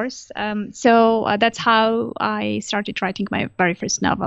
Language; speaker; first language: English; non-native, fluent; Armenian